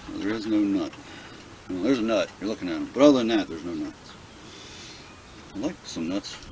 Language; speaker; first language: English; native; English